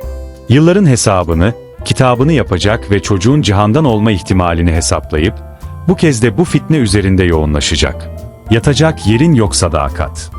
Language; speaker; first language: Turkish; native; Turkish